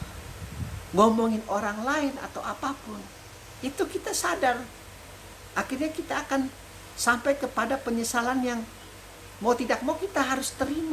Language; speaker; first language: Indonesian; native; Indonesian